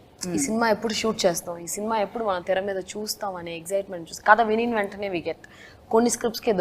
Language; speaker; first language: Telugu; non-native, local second language; Tamil